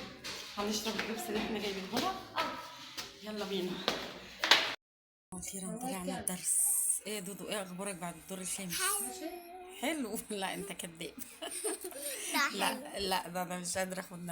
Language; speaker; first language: Arabic; native; Arabic